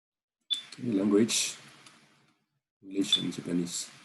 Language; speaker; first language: English; non-native, local second language; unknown